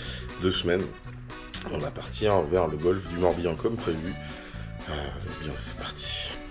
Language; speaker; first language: French; native; French